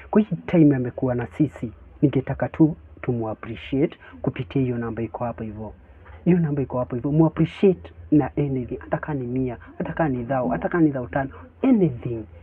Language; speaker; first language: Swahili; native; Swahili